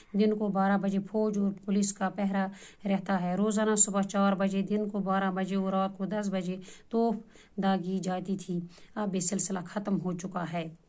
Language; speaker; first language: Urdu; non-native, local second language; Kashmiri